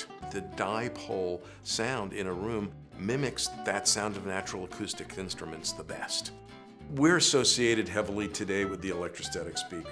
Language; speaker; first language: English; native; English